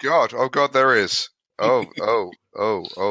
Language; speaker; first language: English; native; English